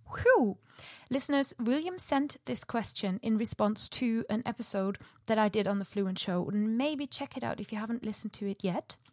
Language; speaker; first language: English; non-native, fluent; German